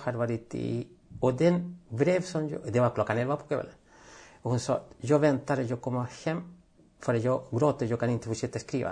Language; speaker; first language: Swedish; non-native, fluent; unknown